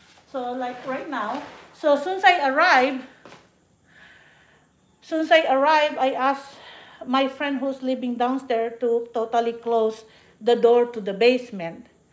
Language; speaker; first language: English; non-native, local second language; Filipino